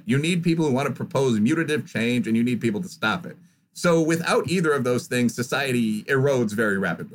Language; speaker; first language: English; native; English